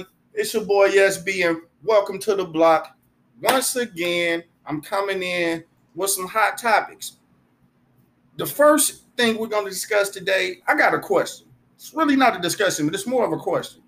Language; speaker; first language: English; native; English